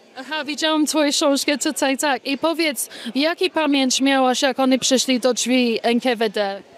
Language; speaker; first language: Polish; early bilingual, heritage; English